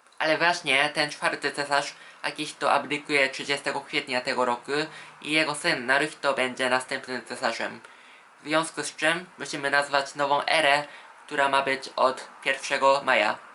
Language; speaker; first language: Polish; non-native, fluent; Japanese